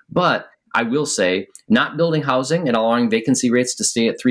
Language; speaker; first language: English; native; English